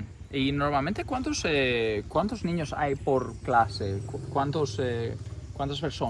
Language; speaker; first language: Spanish; non-native, fluent; Greek